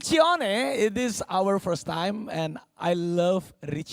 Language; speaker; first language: English; non-native, learner; Indonesian